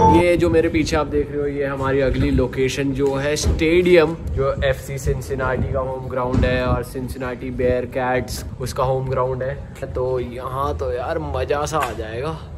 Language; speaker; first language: Hindi; native; Hindi